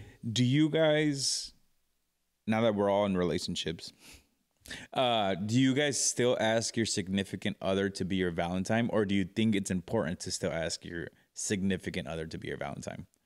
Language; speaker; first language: English; early bilingual, other home language; Spanish